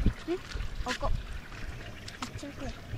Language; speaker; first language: Japanese; early bilingual, other home language; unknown